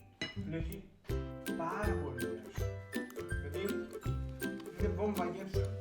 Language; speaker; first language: Greek; non-native, learner; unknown